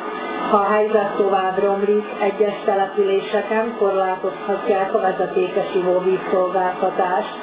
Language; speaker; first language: Hungarian; non-native, local second language; Slovak